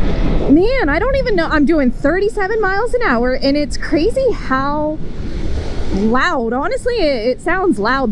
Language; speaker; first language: English; native; English